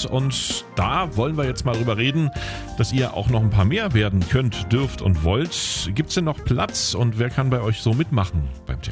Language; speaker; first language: German; native; German